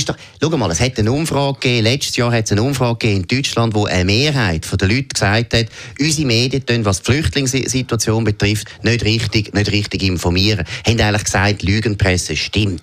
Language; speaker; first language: German; native; German